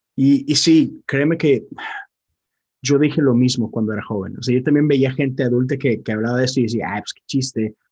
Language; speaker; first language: Spanish; native; Spanish